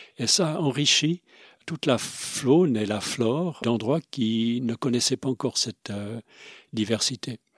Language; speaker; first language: French; non-native, local second language; Swiss German